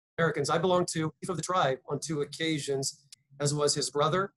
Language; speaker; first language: English; native; English